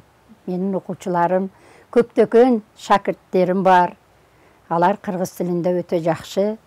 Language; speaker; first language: Kyrgyz; non-native, local second language; Uzbek